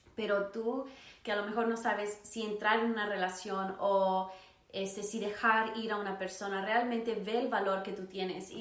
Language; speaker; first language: Spanish; early bilingual, other home language; English